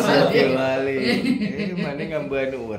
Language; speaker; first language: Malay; non-native, local second language; Sundanese